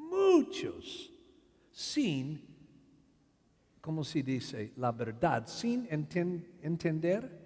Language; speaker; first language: Spanish; non-native, learner; English